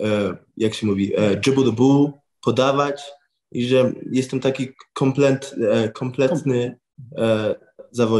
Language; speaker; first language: Polish; early bilingual, heritage; English